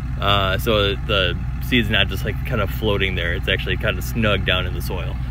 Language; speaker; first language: English; native; English